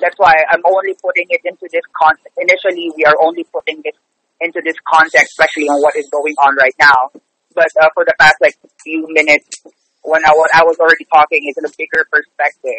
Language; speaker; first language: English; non-native, local second language; Filipino